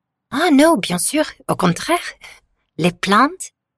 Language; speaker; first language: French; non-native, learner; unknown